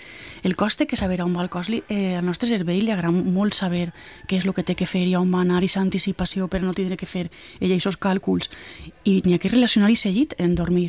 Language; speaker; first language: Catalan; native; Catalan